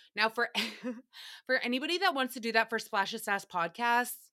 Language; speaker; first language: English; early bilingual, other home language; Armenian